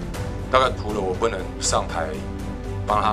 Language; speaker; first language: Chinese; native; Chinese